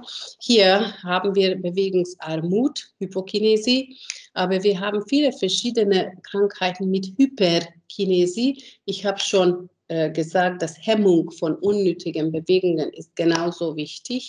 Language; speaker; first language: German; non-native, fluent; Hungarian